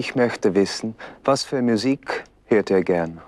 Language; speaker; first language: German; non-native, learner; English